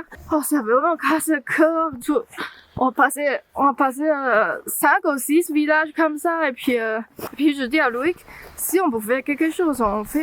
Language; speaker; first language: French; non-native, learner; Chinese